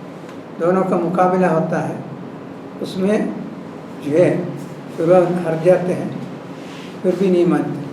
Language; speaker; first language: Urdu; non-native, local second language; Malayalam